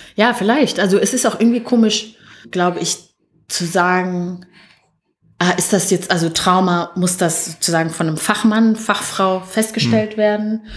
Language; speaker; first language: German; early bilingual, other home language; Kinyarwanda